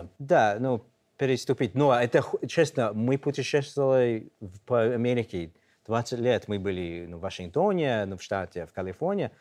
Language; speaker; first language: Russian; non-native, fluent; English